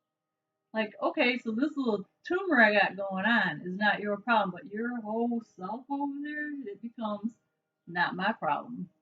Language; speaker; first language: English; native; English